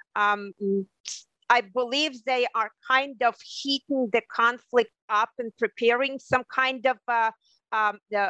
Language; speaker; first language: English; non-native, fluent; Russian